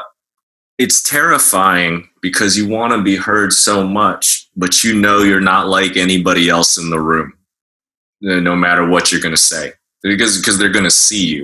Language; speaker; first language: English; native; English